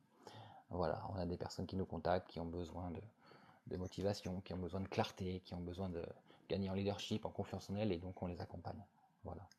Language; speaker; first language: French; native; French